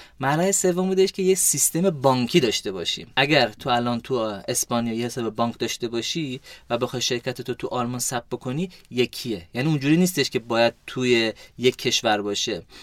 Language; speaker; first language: Persian; early bilingual, heritage; Persian